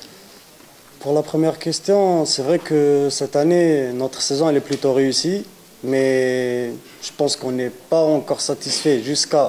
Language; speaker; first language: French; native; French